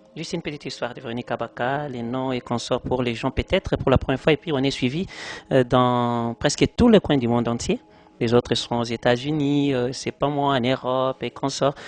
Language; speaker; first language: French; non-native, local second language; Lingala